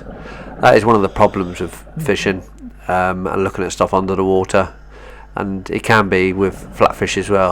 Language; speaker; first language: English; native; English